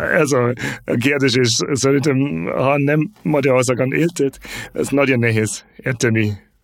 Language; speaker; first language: Hungarian; non-native, learner; German